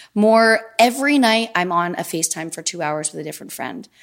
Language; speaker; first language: English; native; English